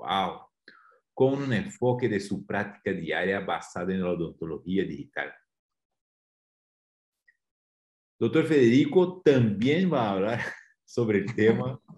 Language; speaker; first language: Spanish; non-native, fluent; Portuguese